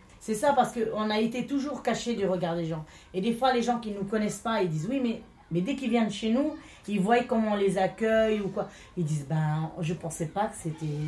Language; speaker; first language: French; non-native, local second language; Romany